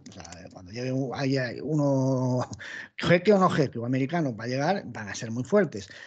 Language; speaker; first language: Spanish; native; Spanish